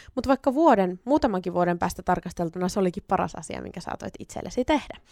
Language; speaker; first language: Finnish; native; Finnish